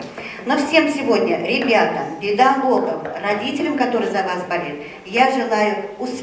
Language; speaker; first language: Russian; native; Russian